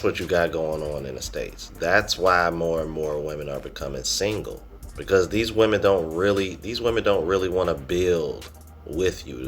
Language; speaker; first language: English; native; English